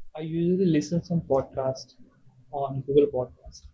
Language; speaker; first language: English; non-native, local second language; Urdu